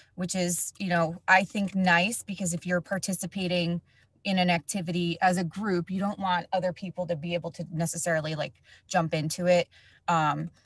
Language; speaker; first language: English; native; English